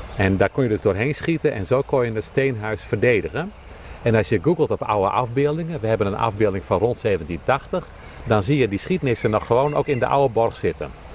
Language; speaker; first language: Dutch; native; Dutch